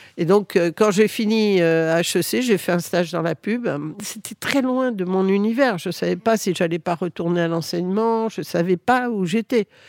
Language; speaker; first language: French; early bilingual, other home language; Spanish